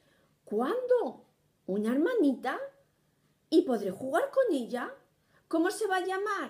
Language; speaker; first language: Spanish; native; Spanish